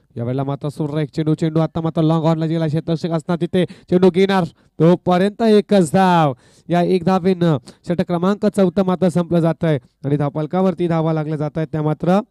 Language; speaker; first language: Marathi; native; Marathi